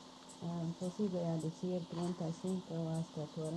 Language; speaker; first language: Spanish; non-native, learner; English